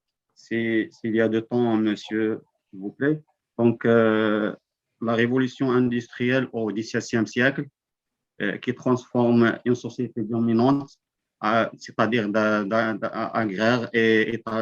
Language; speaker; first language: French; non-native, local second language; Arabic